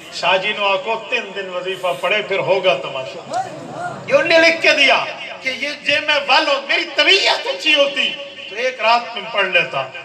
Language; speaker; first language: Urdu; non-native, local second language; Punjabi